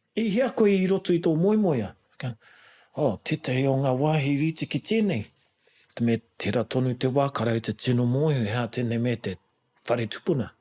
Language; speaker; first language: Māori; non-native, local second language; English